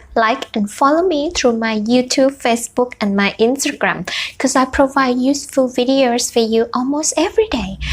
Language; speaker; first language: English; non-native, fluent; Thai